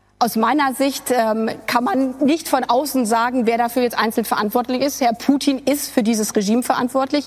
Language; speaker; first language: German; native; German